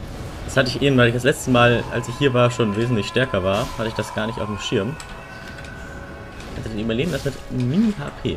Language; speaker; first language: German; native; German